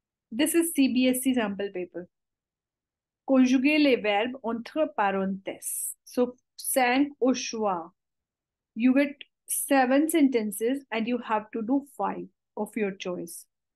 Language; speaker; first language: English; non-native, local second language; Hindi